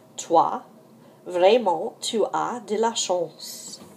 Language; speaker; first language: French; non-native, fluent; English